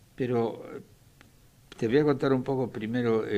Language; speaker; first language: Spanish; native; Spanish